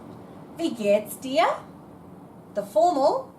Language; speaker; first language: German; non-native, fluent; English